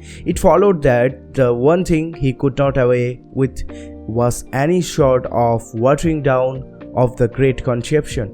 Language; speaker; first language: English; non-native, local second language; Bangla